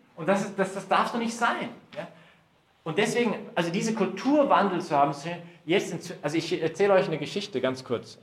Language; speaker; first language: German; early bilingual, heritage; German